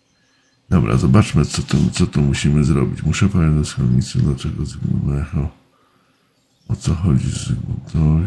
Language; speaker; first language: Polish; native; Polish